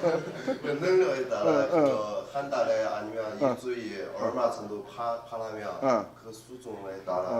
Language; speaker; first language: Korean; non-native, learner; Chinese